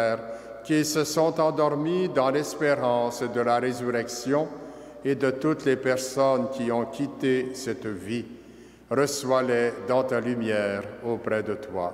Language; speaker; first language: French; native; French